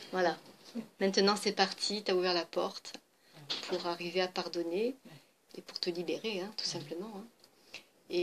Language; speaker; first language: French; native; French